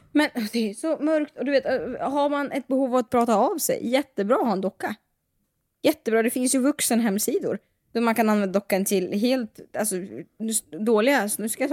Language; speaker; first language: Swedish; early bilingual, other home language; Russian